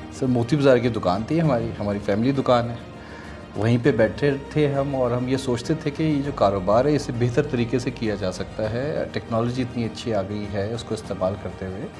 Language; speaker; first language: Urdu; native; Urdu